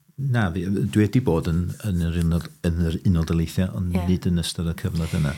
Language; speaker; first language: Welsh; early bilingual, heritage; Welsh